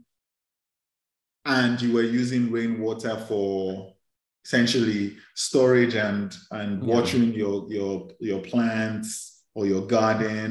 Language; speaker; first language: English; non-native, local second language; Yoruba